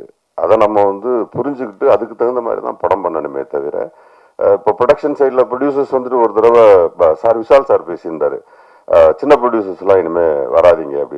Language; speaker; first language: Tamil; native; Tamil